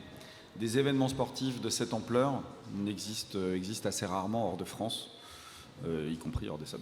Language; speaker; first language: French; native; French